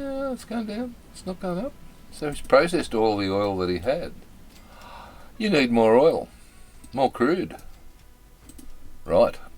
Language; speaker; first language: English; native; English